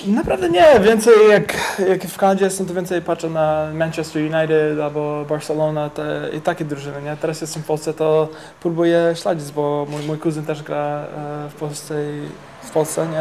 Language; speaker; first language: Polish; early bilingual, heritage; English